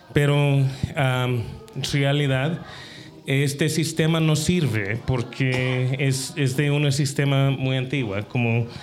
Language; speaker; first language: Spanish; non-native, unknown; English